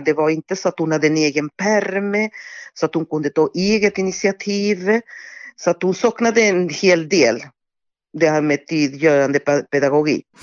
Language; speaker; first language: Swedish; non-native, fluent; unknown